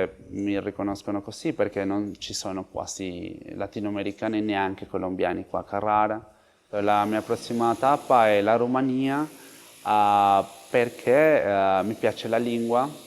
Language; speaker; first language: Italian; non-native, fluent; Spanish